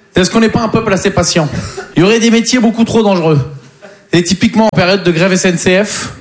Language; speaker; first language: French; native; French